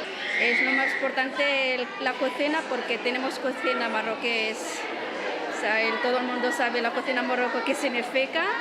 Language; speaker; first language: Spanish; non-native, learner; Arabic